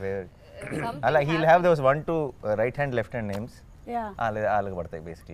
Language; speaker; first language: Telugu; native; Telugu